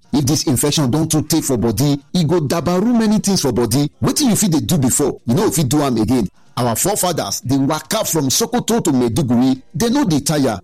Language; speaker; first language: Nigerian Pidgin; non-native, local second language; Yoruba